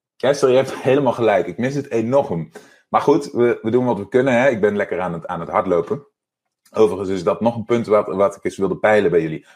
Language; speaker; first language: Dutch; native; Dutch